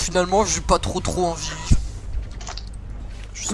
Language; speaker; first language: French; native; French